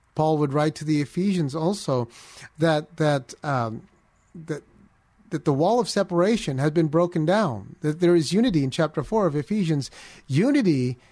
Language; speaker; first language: English; early bilingual, other home language; Filipino